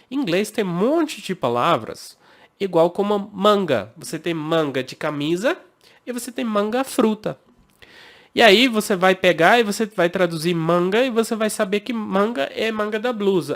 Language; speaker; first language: Portuguese; non-native, fluent; English